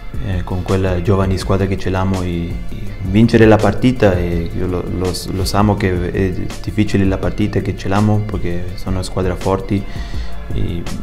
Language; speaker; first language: Italian; non-native, learner; Spanish